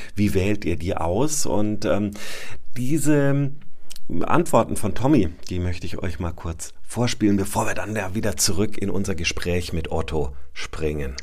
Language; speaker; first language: German; native; German